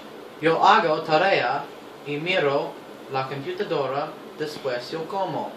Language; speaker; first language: Spanish; non-native, learner; English